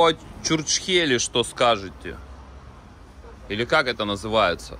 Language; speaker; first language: Russian; native; Russian